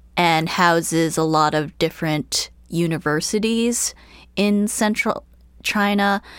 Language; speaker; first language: English; early bilingual, other home language; Chinese